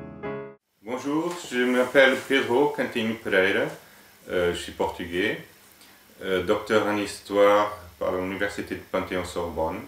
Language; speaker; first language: French; non-native, fluent; Portuguese